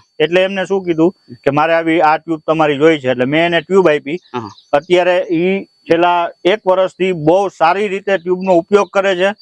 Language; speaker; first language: Gujarati; native; Gujarati